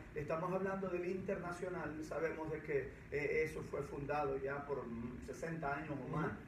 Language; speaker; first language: Spanish; native; Spanish